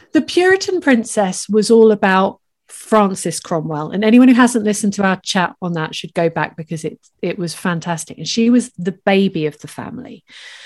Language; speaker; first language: English; native; English